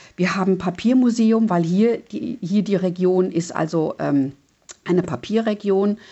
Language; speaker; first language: German; native; German